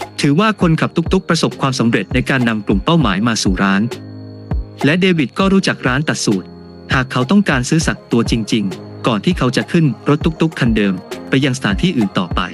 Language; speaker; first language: Thai; native; Thai